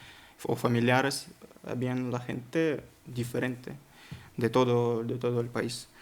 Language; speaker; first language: Spanish; non-native, learner; Kazakh